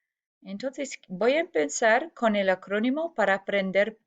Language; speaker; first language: Spanish; non-native, fluent; English